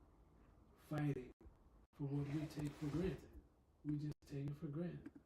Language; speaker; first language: English; native; English